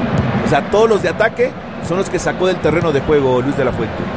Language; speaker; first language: Spanish; native; Spanish